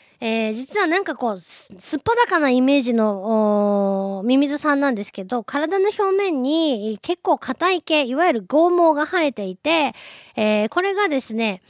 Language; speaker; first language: Japanese; native; Japanese